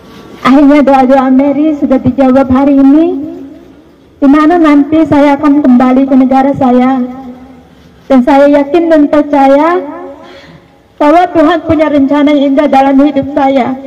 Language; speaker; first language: Indonesian; non-native, fluent; Filipino